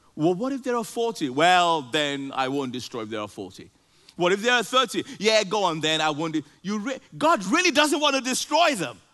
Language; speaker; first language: English; non-native, local second language; Yoruba